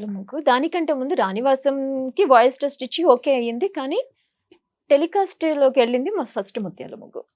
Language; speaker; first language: Telugu; native; Telugu